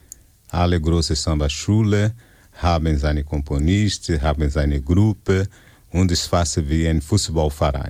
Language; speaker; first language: German; non-native, fluent; Portuguese